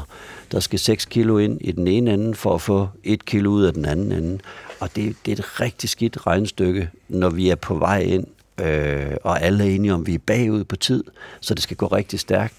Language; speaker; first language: Danish; native; Danish